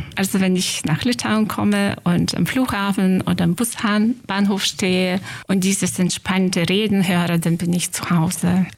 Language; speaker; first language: German; non-native, fluent; Lithuanian